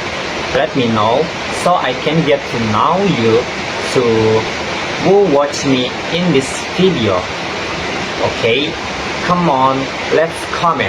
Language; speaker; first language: English; non-native, learner; Indonesian